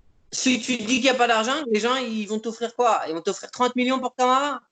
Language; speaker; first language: French; native; French